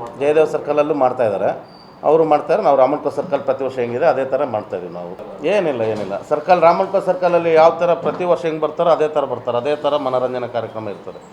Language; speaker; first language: Kannada; native; Kannada